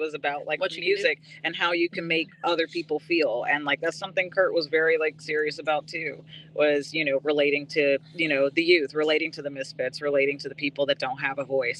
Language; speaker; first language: English; native; English